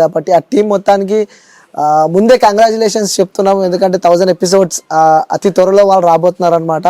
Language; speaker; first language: Telugu; native; Telugu